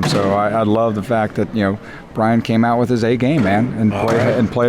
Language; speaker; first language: English; native; English